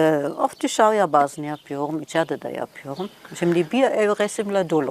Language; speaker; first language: Turkish; non-native, learner; German